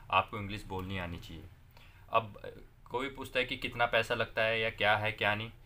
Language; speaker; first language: Hindi; non-native, local second language; Punjabi